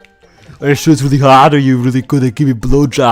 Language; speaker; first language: English; native; English